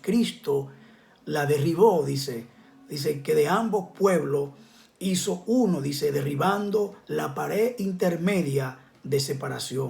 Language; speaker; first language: Spanish; native; Spanish